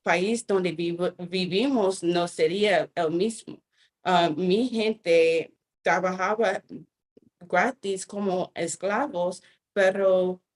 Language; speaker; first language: Spanish; non-native, fluent; English